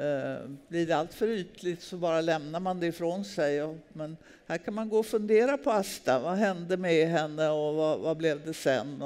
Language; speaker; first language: Swedish; native; Swedish